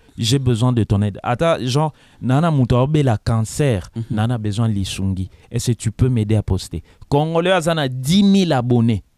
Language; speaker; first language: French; non-native, local second language; Lingala